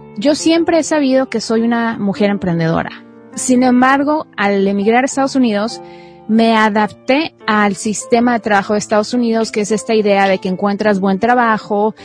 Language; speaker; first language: Spanish; native; Spanish